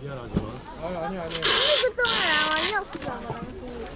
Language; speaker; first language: Chinese; early bilingual, heritage; Chinese